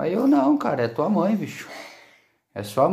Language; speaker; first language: Portuguese; native; Portuguese